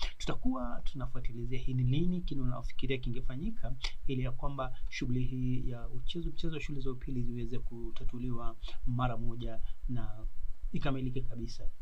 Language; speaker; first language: Swahili; non-native, local second language; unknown